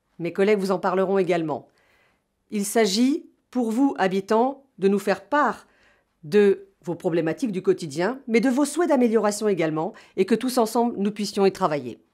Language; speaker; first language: French; native; French